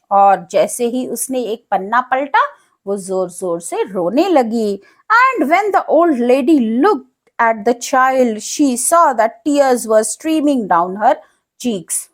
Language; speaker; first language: Hindi; native; Hindi